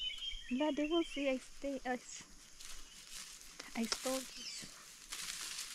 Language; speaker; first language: English; non-native, local second language; Cebuano